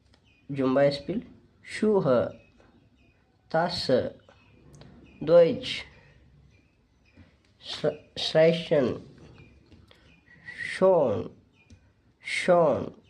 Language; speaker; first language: German; non-native, fluent; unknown